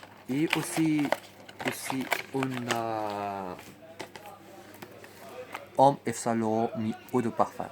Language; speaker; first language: French; non-native, learner; Arabic